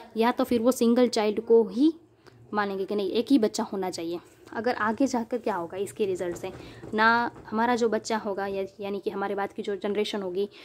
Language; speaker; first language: Hindi; non-native, local second language; Gujarati